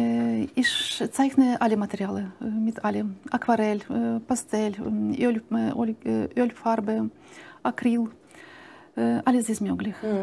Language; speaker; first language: German; non-native, learner; Ukrainian